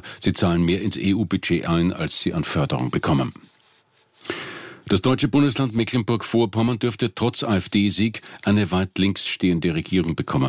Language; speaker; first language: German; native; German